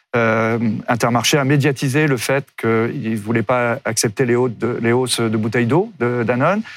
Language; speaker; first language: French; native; French